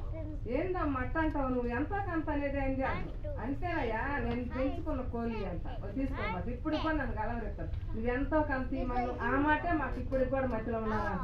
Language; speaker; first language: Telugu; native; Telugu